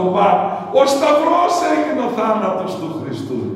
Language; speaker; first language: Greek; native; Greek